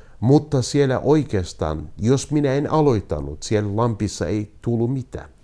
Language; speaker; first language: Finnish; non-native, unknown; Kurdish